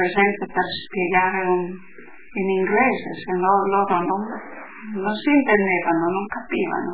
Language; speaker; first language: Italian; early bilingual, heritage; Italian